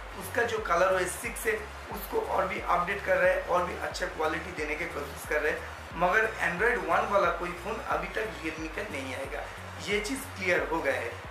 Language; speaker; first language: Hindi; non-native, local second language; Bangla